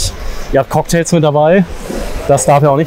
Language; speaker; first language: German; native; German